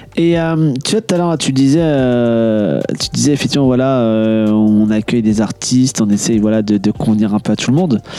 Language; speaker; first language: French; native; French